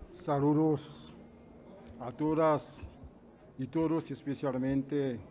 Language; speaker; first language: Spanish; non-native, fluent; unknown